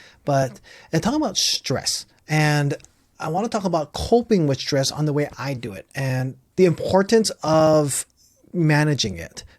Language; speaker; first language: English; native; English